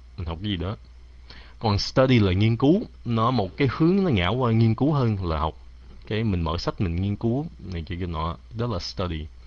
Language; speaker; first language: Vietnamese; early bilingual, heritage; Vietnamese